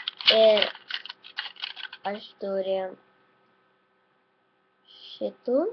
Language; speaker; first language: Lithuanian; early bilingual, heritage; Lithuanian